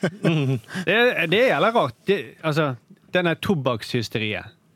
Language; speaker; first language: Norwegian; native; Norwegian